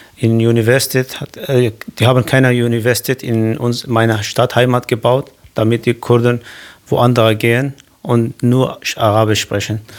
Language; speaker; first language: German; non-native, learner; Kurdish